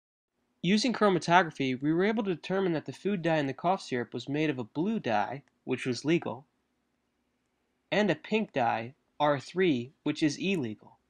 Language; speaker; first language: English; native; English